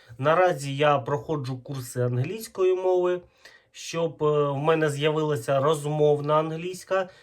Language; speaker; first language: Ukrainian; non-native, local second language; Russian